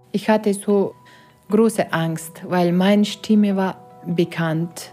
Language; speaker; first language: German; non-native, learner; Persian